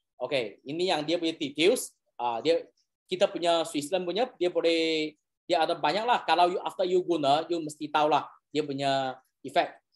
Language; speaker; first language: Malay; non-native, local second language; Chinese